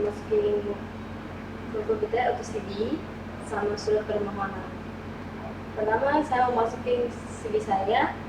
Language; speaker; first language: Indonesian; non-native, fluent; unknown